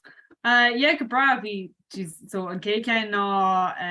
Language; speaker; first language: Irish; non-native, local second language; English